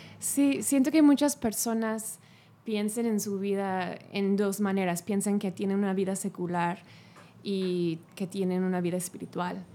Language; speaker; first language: Spanish; non-native, fluent; English